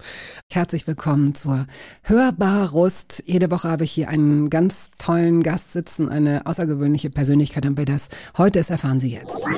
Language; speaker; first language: German; native; German